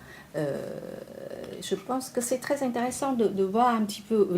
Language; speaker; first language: French; non-native, fluent; Vietnamese